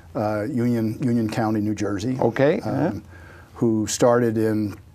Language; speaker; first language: English; native; English